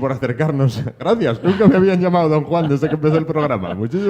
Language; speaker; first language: Spanish; native; Spanish